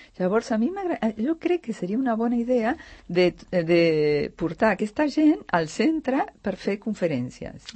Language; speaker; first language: Catalan; non-native, fluent; Spanish